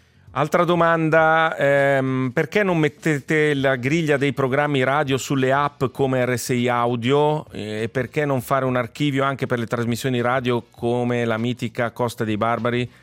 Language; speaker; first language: Italian; native; Italian